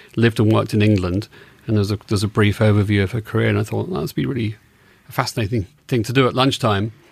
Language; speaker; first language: English; native; English